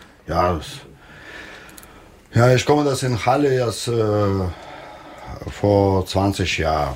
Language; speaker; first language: German; non-native, learner; Russian